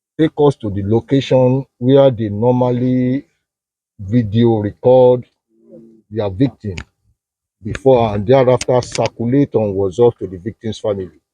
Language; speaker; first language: English; non-native, local second language; Yoruba